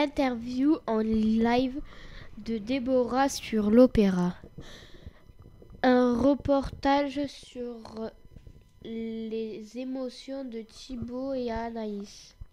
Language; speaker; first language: French; native; French